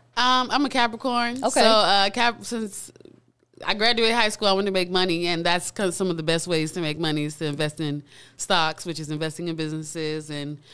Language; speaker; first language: English; native; English